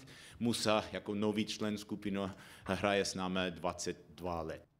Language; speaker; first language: Czech; non-native, fluent; English